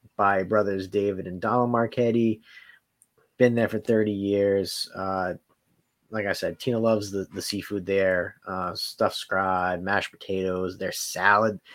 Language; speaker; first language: English; native; English